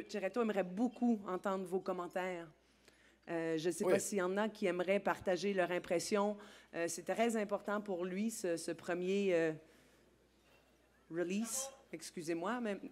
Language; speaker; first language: French; native; French